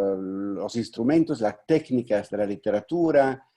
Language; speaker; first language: Spanish; non-native, fluent; Italian